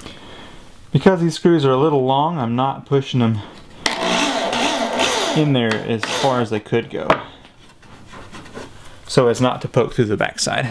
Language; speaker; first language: English; native; English